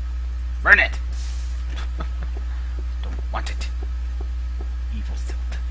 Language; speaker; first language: English; native; English